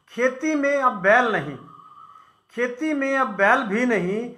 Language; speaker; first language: Hindi; non-native, local second language; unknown